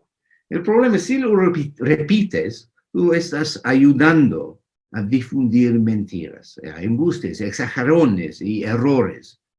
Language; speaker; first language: Spanish; non-native, fluent; English